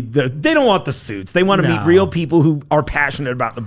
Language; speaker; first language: English; native; English